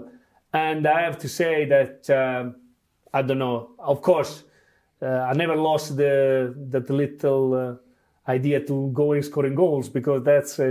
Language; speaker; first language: English; non-native, fluent; Italian